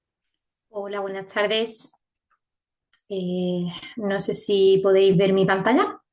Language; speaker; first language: Spanish; native; Spanish